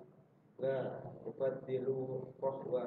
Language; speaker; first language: Arabic; non-native, learner; Indonesian